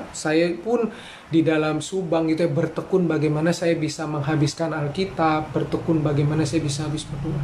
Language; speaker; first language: Indonesian; native; Indonesian